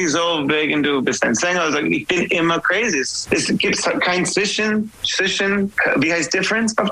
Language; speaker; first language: German; non-native, learner; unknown